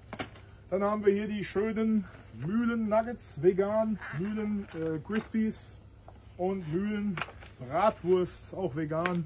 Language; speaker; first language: German; native; German